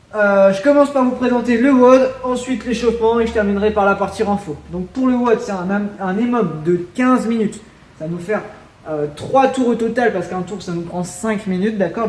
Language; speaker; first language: French; native; French